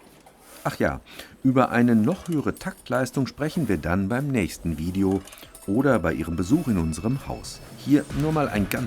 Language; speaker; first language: German; native; German